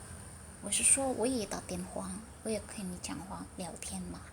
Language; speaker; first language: Chinese; early bilingual, heritage; Chinese